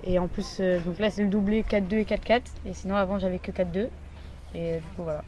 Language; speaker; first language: French; native; French